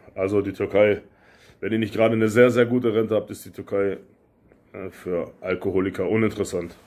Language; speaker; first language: German; native; German